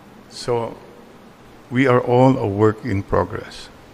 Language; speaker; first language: English; non-native, local second language; Filipino